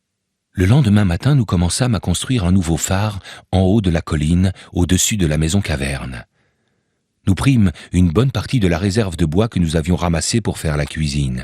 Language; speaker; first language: French; native; French